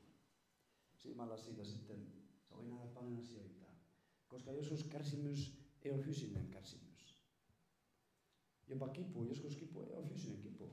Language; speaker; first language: Finnish; non-native, fluent; Spanish